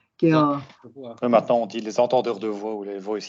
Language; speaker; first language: French; native; French